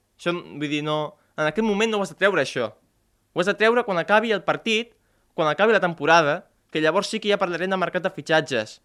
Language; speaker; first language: Catalan; native; Catalan